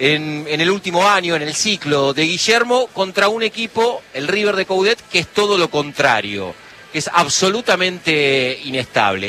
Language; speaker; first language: Spanish; native; Spanish